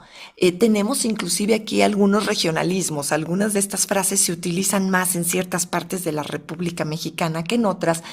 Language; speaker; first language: Spanish; native; Spanish